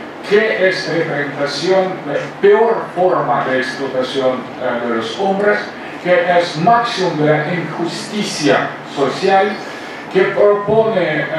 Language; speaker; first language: Spanish; non-native, fluent; Russian